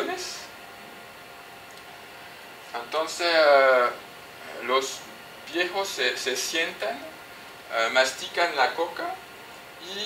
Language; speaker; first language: Spanish; non-native, fluent; French